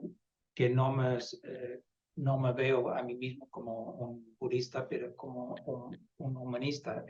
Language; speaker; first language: Spanish; non-native, fluent; Dutch